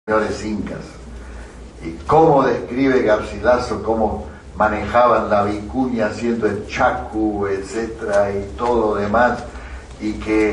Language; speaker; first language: Spanish; native; Spanish